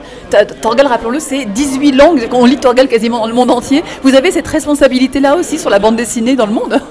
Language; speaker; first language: French; native; French